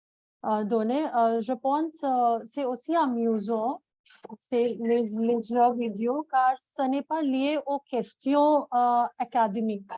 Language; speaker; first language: French; non-native, learner; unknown